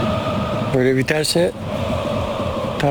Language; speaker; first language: Turkish; native; Turkish